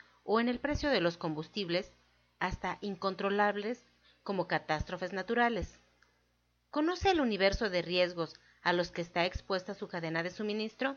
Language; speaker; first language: Spanish; native; Spanish